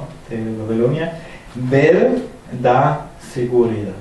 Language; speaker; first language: Spanish; non-native, fluent; German